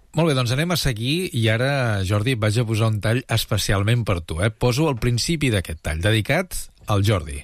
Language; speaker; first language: Catalan; native; Catalan